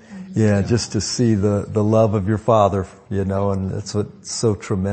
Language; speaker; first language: English; native; English